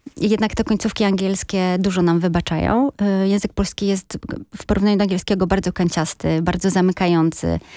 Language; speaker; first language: Polish; native; Polish